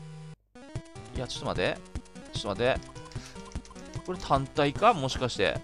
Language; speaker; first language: Japanese; native; Japanese